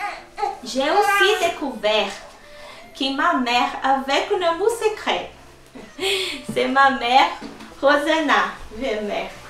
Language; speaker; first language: French; non-native, learner; Portuguese